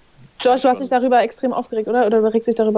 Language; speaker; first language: German; native; German